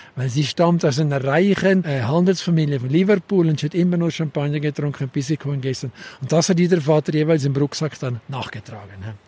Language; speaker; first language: German; native; German